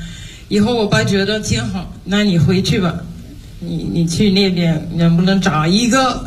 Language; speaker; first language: Chinese; non-native, fluent; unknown